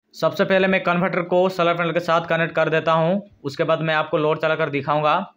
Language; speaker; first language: Hindi; native; Hindi